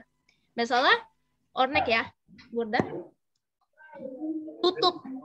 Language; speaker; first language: Turkish; non-native, learner; Indonesian